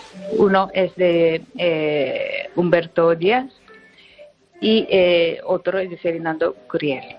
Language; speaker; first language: Spanish; non-native, fluent; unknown